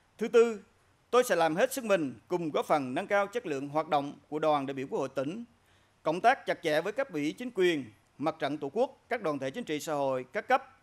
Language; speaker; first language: Vietnamese; non-native, local second language; Eastern Cham